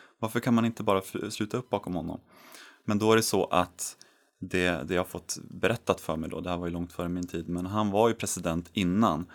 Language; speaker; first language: Swedish; native; Swedish